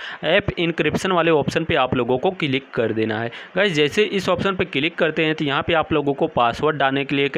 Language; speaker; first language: Hindi; native; Hindi